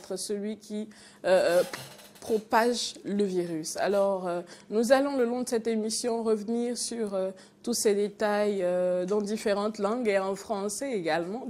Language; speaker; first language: French; non-native, local second language; Fon